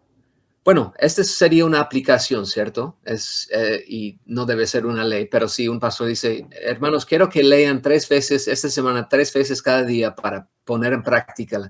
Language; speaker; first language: Spanish; non-native, fluent; English